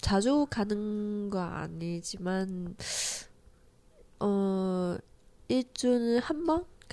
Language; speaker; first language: Korean; non-native, learner; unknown